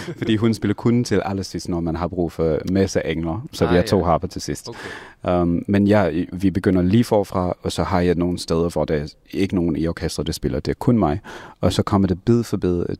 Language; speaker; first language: Danish; non-native, fluent; English